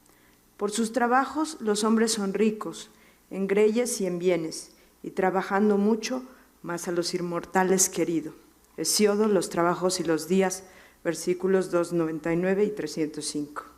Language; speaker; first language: Spanish; native; Spanish